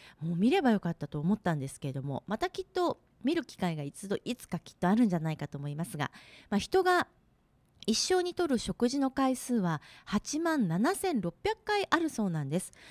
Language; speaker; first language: Japanese; native; Japanese